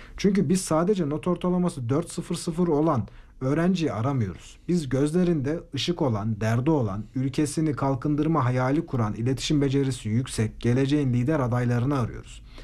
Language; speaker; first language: Turkish; native; Turkish